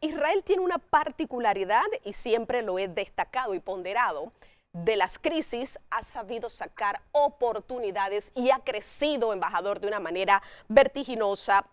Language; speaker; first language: Spanish; native; Spanish